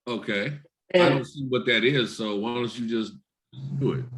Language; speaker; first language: English; native; English